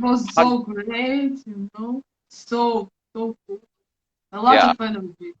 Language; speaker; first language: English; non-native, learner; Russian